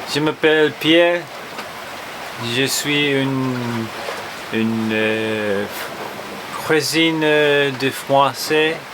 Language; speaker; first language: French; non-native, learner; English